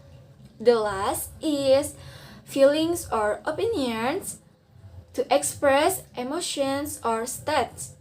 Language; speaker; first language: English; non-native, learner; Indonesian